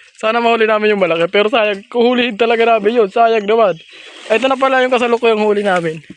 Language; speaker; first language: Filipino; non-native, local second language; Masbatenyo